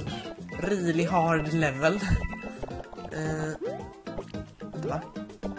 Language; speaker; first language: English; non-native, learner; Swedish